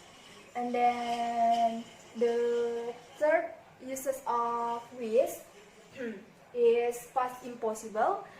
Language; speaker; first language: English; non-native, learner; Indonesian